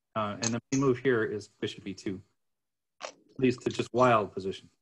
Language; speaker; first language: English; native; English